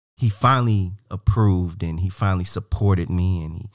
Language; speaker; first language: English; native; English